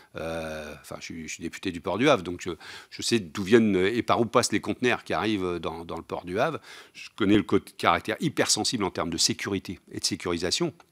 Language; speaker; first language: French; native; French